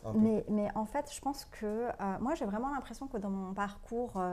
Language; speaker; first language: French; non-native, local second language; Arabic